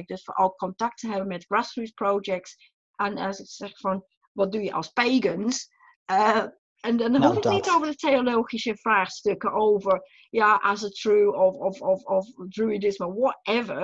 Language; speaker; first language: Dutch; non-native, fluent; English